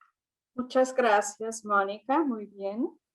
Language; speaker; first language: Spanish; non-native, fluent; Portuguese